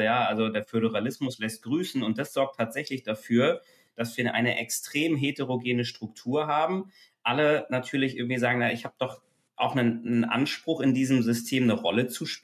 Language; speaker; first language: German; native; German